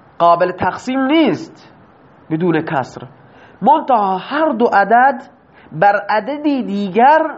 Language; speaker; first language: Persian; non-native, local second language; Baluchi